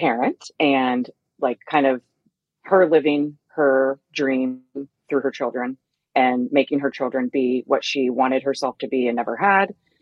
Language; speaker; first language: English; native; English